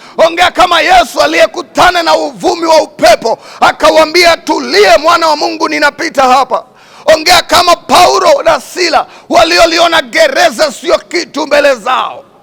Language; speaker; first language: Swahili; non-native, local second language; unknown